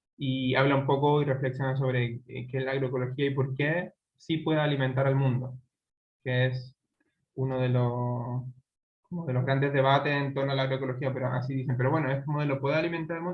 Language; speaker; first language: Spanish; native; Spanish